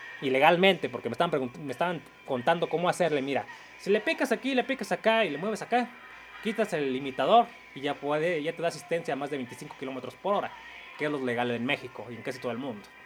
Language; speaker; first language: Spanish; native; Spanish